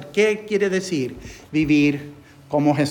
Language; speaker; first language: Spanish; non-native, fluent; English